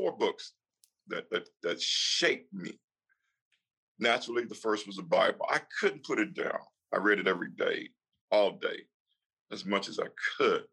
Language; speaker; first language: English; native; English